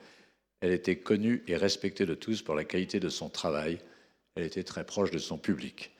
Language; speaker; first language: French; native; French